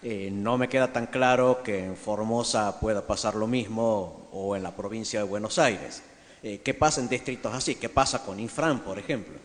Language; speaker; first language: Spanish; native; Spanish